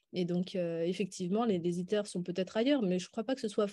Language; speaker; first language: French; native; French